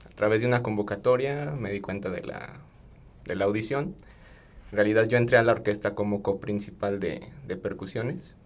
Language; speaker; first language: Spanish; native; Spanish